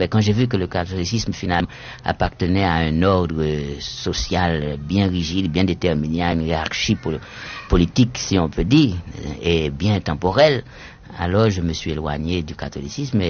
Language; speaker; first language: French; native; French